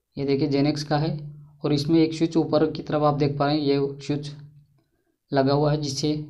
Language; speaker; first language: Hindi; native; Hindi